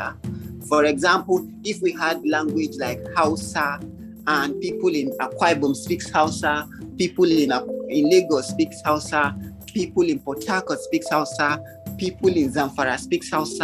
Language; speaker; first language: English; non-native, local second language; Ibibio